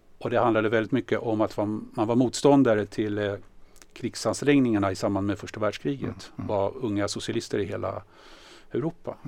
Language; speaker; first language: Swedish; native; Swedish